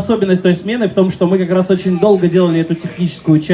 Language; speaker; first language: Russian; native; Russian